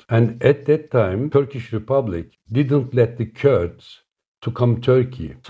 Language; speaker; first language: English; non-native, fluent; Turkish